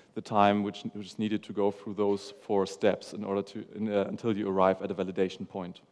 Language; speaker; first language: English; non-native, fluent; German